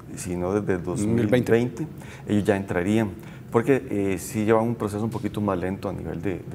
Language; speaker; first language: Spanish; native; Spanish